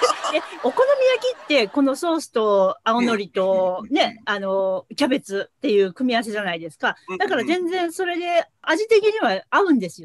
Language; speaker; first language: Japanese; native; Japanese